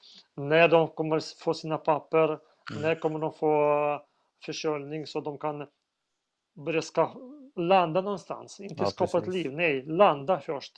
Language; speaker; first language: Swedish; non-native, fluent; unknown